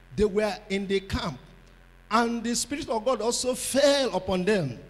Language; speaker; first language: English; non-native, local second language; Igbo